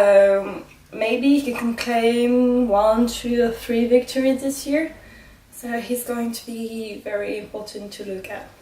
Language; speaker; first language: English; non-native, fluent; French